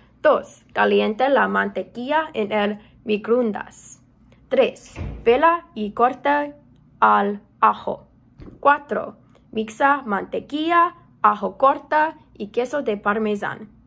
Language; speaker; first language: Spanish; non-native, learner; English